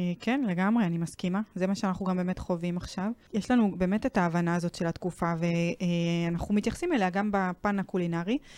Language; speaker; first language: Hebrew; native; Hebrew